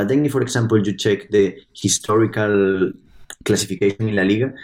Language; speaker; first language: English; non-native, fluent; Spanish